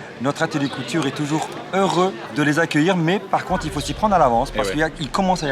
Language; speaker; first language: French; native; French